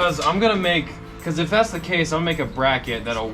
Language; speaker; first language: English; native; English